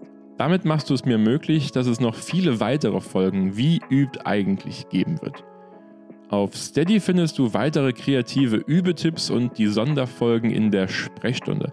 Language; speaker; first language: German; native; German